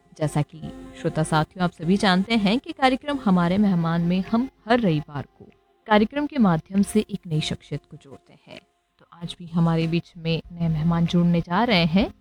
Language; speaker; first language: Hindi; native; Hindi